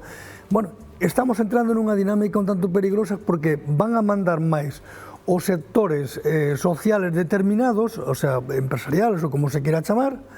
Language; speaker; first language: Galician; native; Galician